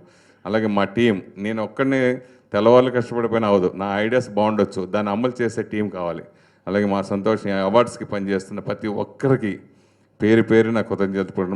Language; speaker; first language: Telugu; native; Telugu